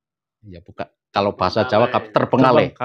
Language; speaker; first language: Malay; non-native, local second language; Javanese